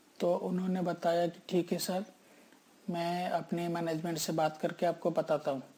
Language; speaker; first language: Hindi; native; Hindi